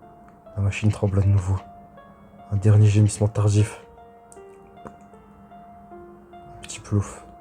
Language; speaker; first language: French; native; French